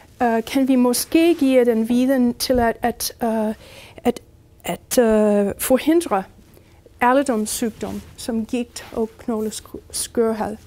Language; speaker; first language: Danish; non-native, fluent; English